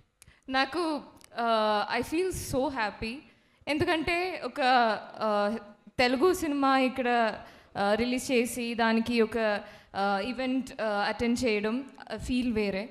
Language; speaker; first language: Telugu; non-native, local second language; Malayalam